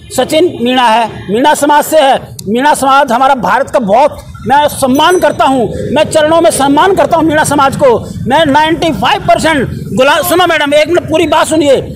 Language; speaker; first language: Hindi; native; Hindi